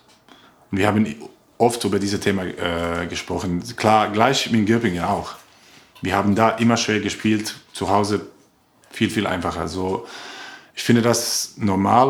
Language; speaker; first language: German; non-native, learner; Croatian